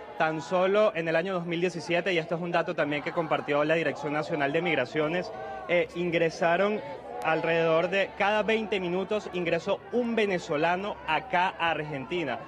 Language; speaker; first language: Spanish; native; Spanish